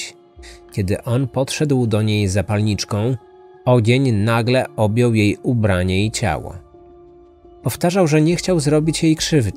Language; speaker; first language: Polish; native; Polish